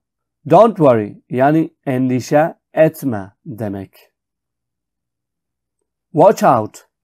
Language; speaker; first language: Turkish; non-native, fluent; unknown